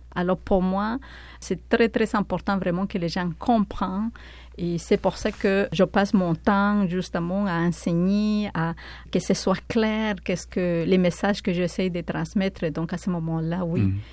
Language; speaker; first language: French; non-native, fluent; Spanish